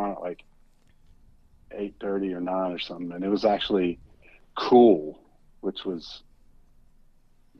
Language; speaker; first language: English; native; English